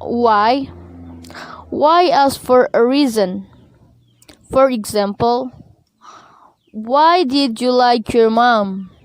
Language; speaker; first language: English; non-native, learner; Indonesian